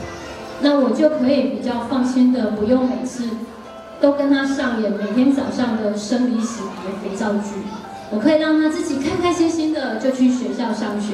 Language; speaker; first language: Chinese; native; Chinese